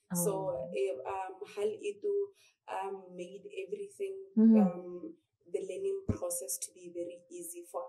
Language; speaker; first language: English; non-native, local second language; Southern Sotho